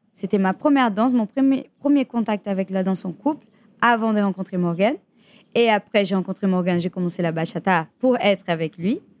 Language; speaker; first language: French; non-native, fluent; Portuguese